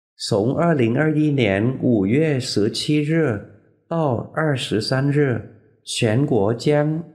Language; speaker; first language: Chinese; non-native, fluent; Vietnamese